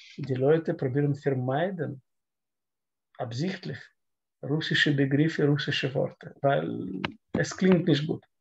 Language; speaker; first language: German; non-native, learner; Russian